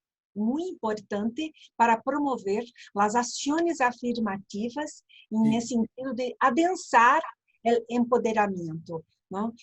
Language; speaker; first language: Spanish; non-native, learner; Portuguese